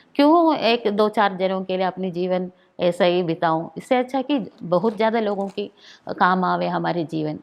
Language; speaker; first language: Hindi; non-native, local second language; Malayalam